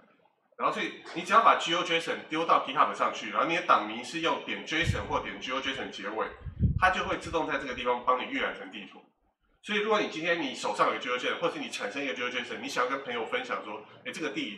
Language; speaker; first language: Chinese; native; Chinese